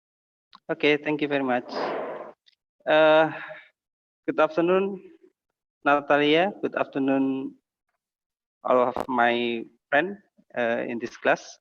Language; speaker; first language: English; non-native, learner; Indonesian